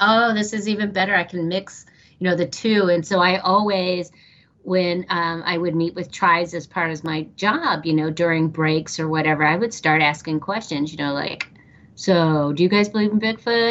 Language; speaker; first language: English; native; English